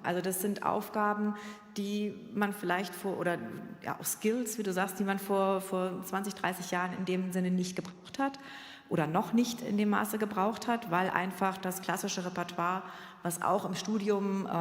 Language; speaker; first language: German; native; German